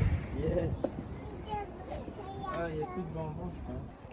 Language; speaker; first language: French; native; French